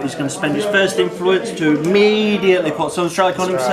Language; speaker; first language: English; native; English